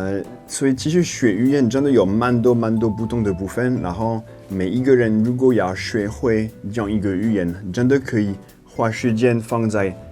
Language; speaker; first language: Chinese; non-native, fluent; French